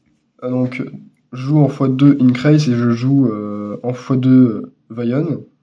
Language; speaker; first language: French; native; French